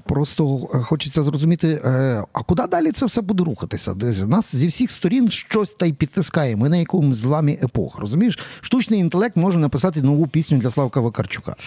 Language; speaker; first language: Ukrainian; native; Ukrainian